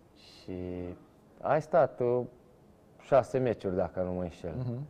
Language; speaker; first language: Romanian; non-native, fluent; Portuguese